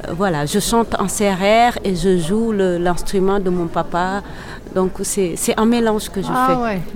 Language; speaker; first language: French; non-native, local second language; Serer